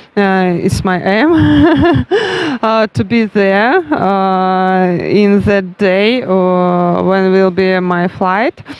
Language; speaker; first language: English; non-native, learner; Russian